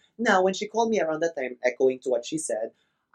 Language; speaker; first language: English; non-native, local second language; Filipino